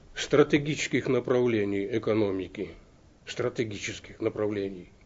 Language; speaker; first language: Russian; native; Russian